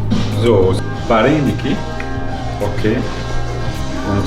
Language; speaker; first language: German; non-native, learner; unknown